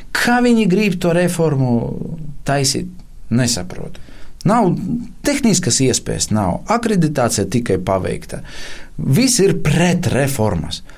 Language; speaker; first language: Latvian; non-native, local second language; Russian